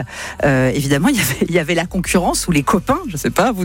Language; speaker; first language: French; native; French